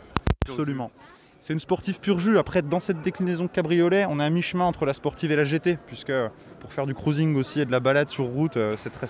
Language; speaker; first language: French; native; French